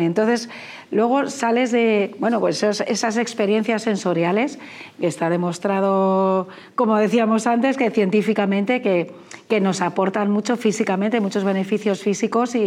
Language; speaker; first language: Spanish; native; Spanish